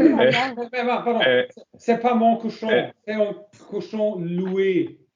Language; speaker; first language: French; non-native, learner; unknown